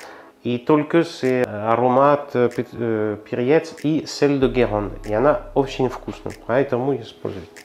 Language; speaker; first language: Russian; non-native, learner; French